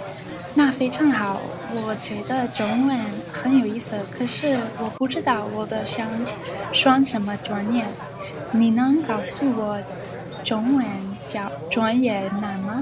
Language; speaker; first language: Chinese; non-native, learner; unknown